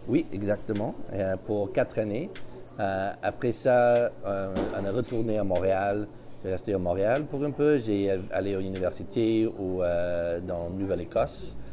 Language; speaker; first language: French; early bilingual, heritage; English